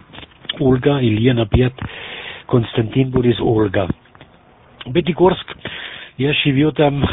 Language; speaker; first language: Russian; non-native, learner; German